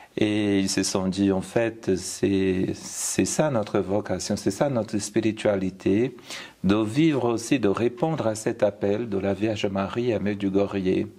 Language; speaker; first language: French; non-native, fluent; Portuguese